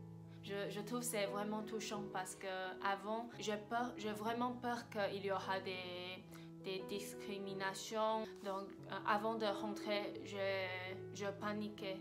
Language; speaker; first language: French; non-native, fluent; Chinese